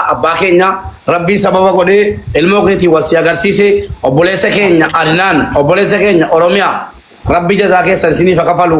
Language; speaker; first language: Oromo; native; Oromo